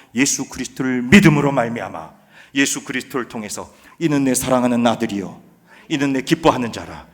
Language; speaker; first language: Korean; native; Korean